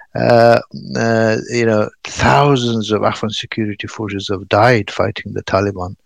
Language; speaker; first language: English; non-native, fluent; Pashto